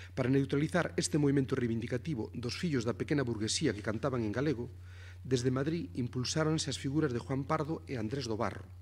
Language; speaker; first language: Galician; native; Galician